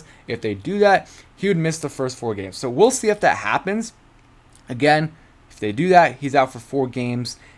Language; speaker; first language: English; native; English